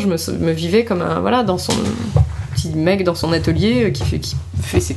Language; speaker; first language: French; native; French